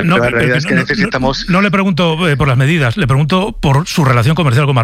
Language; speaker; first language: Spanish; native; Spanish